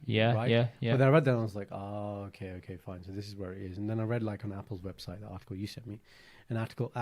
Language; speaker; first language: English; early bilingual, other home language; Punjabi